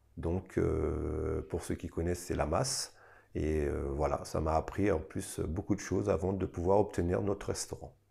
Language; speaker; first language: French; native; French